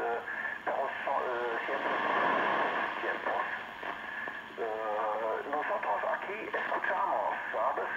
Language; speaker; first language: Spanish; non-native, learner; German